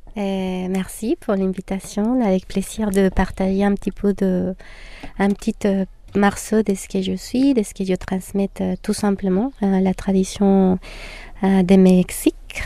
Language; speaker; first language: French; non-native, fluent; Spanish